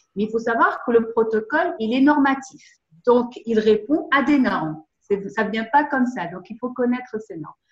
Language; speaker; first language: French; non-native, local second language; Arabic